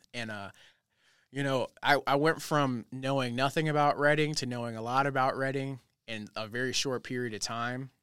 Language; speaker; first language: English; native; English